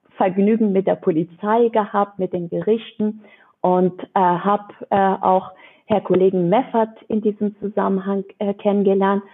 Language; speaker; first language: German; non-native, fluent; Persian